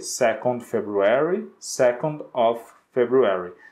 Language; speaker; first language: English; non-native, fluent; Portuguese